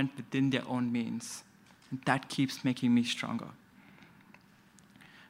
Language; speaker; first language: English; non-native, local second language; Konkani